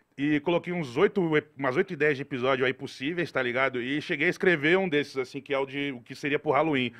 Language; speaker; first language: Portuguese; native; Portuguese